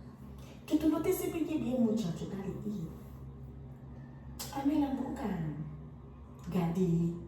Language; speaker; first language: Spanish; non-native, learner; Haitian Creole